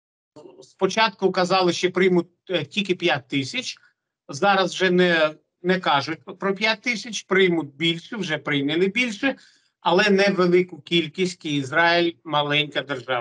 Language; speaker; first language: Ukrainian; non-native, local second language; Russian